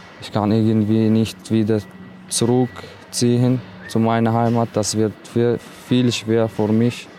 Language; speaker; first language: German; non-native, learner; Arabic